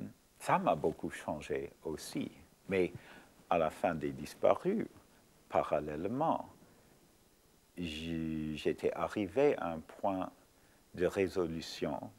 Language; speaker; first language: French; non-native, fluent; English